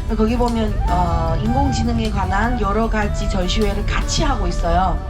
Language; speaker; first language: Korean; early bilingual, heritage; Korean